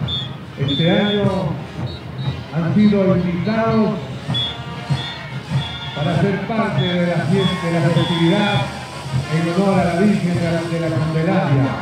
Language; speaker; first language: Spanish; native; Spanish